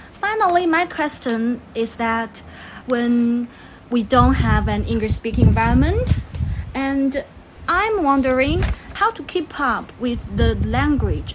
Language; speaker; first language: English; non-native, learner; Chinese